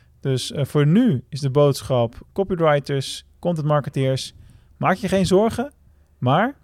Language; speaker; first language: Dutch; native; Dutch